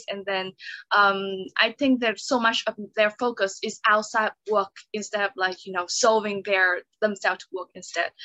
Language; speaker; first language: English; non-native, fluent; Vietnamese